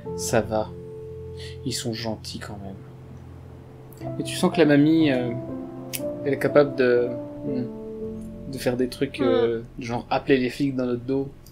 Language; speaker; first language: French; native; French